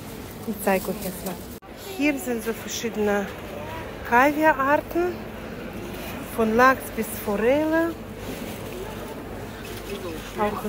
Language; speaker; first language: German; non-native, fluent; Latvian